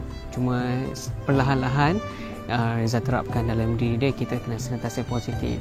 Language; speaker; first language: Malay; native; Malay